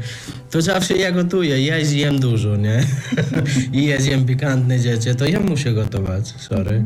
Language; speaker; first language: Polish; non-native, learner; Nepali